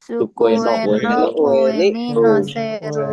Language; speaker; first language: Japanese; non-native, learner; Indonesian